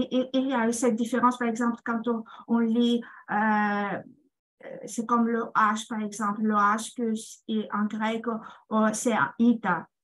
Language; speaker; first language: French; non-native, fluent; Greek